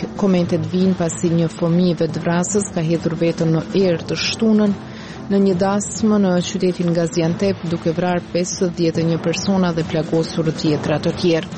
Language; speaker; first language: Albanian; native; Albanian